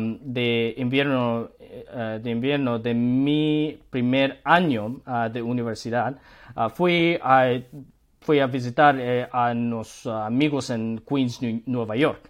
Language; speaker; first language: Spanish; non-native, learner; Korean